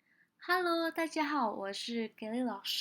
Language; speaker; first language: Chinese; non-native, fluent; Indonesian